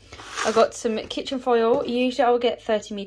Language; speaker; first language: English; native; English